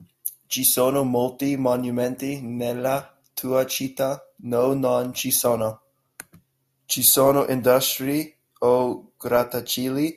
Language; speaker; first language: Italian; non-native, learner; English